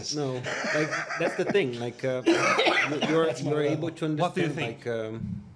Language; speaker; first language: English; non-native, fluent; Portuguese